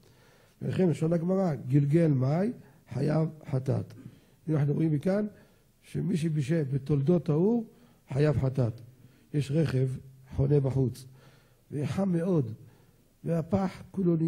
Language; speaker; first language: Hebrew; native; Hebrew